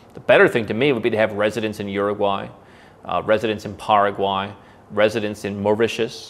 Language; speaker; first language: English; native; English